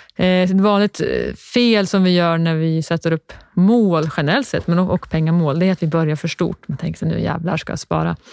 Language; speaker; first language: Swedish; native; Swedish